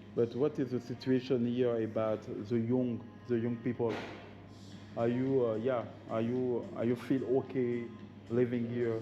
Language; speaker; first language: English; non-native, learner; French